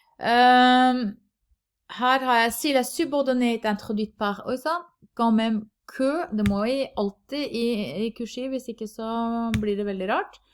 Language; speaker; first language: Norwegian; native; Norwegian